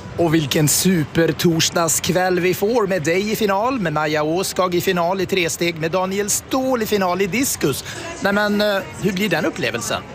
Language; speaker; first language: Swedish; native; Swedish